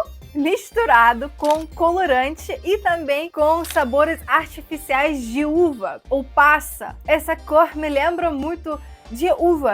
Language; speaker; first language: Portuguese; non-native, fluent; Russian